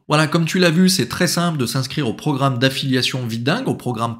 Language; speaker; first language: French; native; French